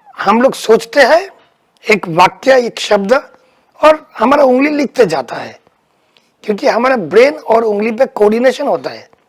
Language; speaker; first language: Hindi; non-native, local second language; Bangla